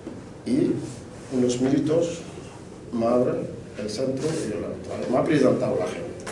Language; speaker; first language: Spanish; non-native, local second language; French